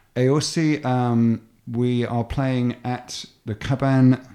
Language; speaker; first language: English; native; English